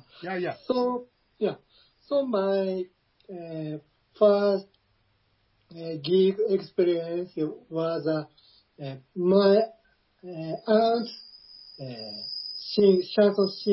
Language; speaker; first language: English; non-native, learner; Japanese